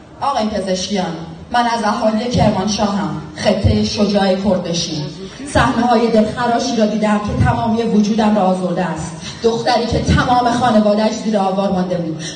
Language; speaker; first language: Persian; non-native, local second language; Kurdish